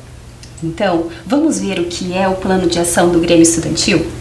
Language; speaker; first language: Portuguese; native; Portuguese